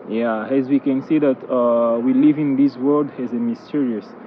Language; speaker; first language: English; non-native, learner; Portuguese